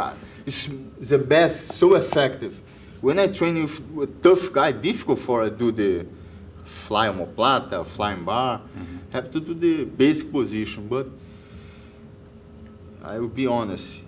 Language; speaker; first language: English; non-native, learner; Portuguese